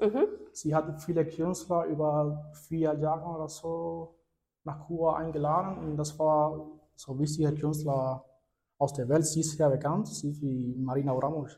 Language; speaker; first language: German; non-native, fluent; Spanish